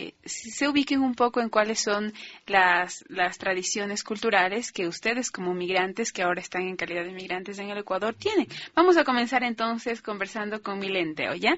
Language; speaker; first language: Spanish; native; Spanish